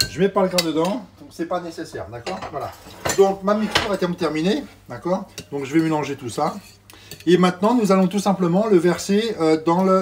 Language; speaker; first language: French; native; French